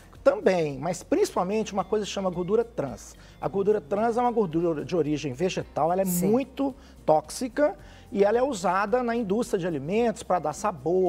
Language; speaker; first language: Portuguese; native; Portuguese